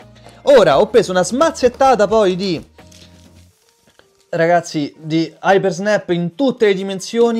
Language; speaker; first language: Italian; native; Italian